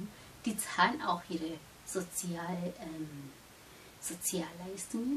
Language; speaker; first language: German; non-native, fluent; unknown